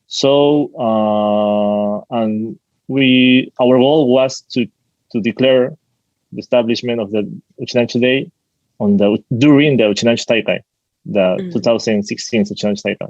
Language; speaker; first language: English; non-native, fluent; Spanish